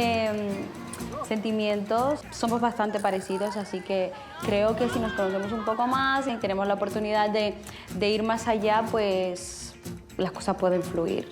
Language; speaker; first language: Spanish; native; Spanish